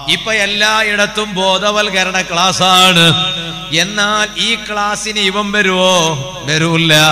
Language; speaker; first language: Malayalam; non-native, local second language; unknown